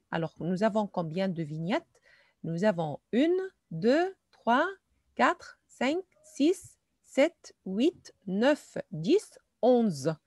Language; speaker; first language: French; non-native, fluent; Arabic